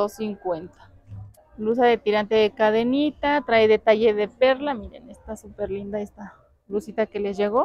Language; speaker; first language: Spanish; native; Spanish